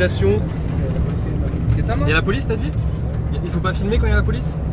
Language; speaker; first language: French; native; French